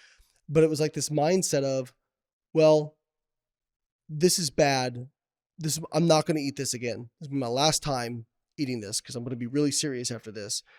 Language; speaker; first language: English; native; English